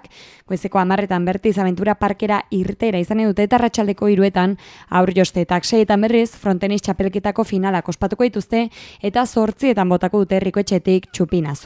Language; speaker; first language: Basque; native; Basque